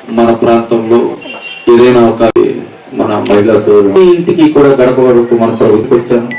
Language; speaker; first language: Telugu; native; Telugu